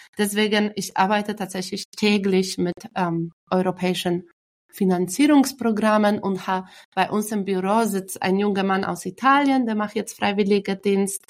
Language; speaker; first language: German; non-native, fluent; Polish